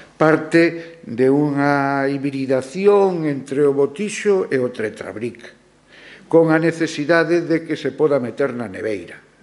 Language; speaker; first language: Galician; non-native, local second language; Spanish